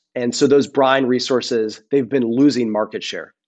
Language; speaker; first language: English; native; English